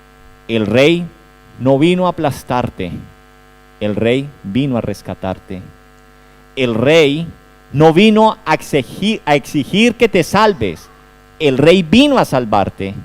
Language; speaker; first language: Spanish; native; Spanish